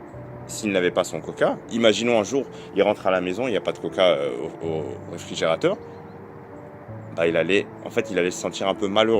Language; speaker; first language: French; native; French